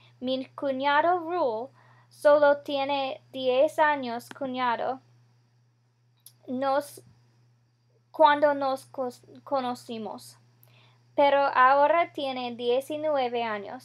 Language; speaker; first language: Spanish; non-native, learner; English